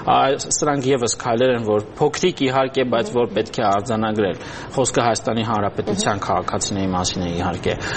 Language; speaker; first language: Armenian; native; Armenian